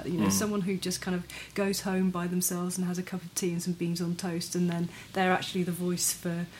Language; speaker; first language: English; native; English